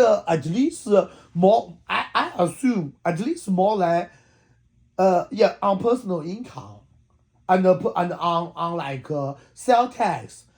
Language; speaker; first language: English; non-native, learner; Chinese